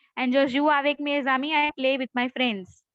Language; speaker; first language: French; non-native, fluent; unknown